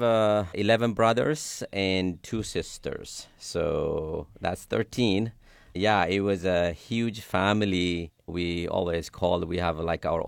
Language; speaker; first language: English; non-native, fluent; Sidamo